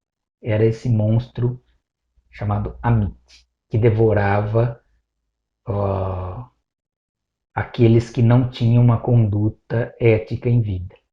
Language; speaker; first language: Portuguese; native; Portuguese